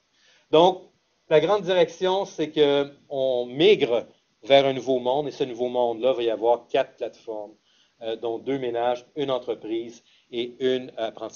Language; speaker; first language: French; native; French